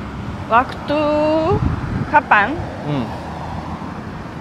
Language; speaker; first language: Indonesian; non-native, learner; Japanese